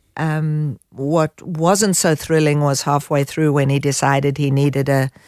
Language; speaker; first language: English; native; English